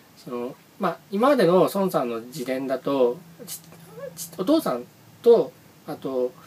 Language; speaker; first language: Japanese; native; Japanese